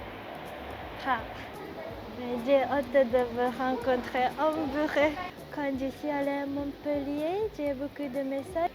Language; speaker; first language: French; non-native, learner; Japanese